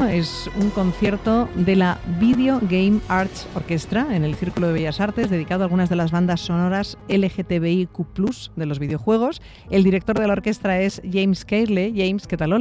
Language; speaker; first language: Spanish; native; Spanish